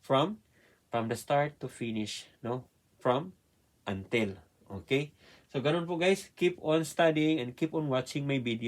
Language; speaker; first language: English; non-native, learner; Filipino